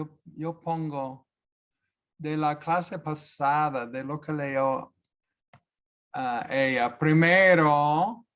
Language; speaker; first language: Spanish; non-native, fluent; English